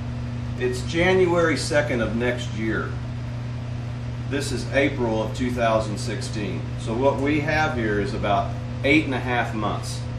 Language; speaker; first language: English; native; English